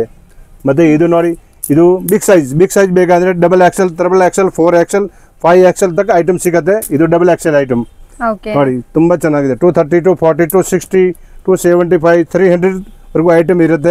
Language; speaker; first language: Kannada; non-native, local second language; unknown